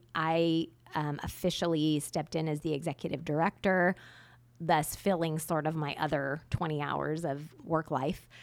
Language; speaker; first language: English; native; English